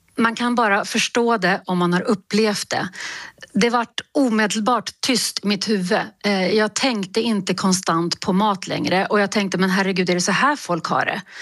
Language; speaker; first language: Swedish; native; Swedish